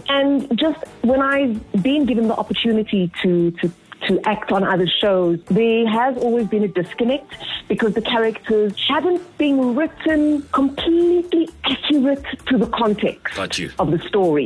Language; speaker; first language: English; native; English